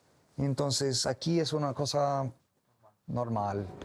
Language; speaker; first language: Spanish; non-native, learner; English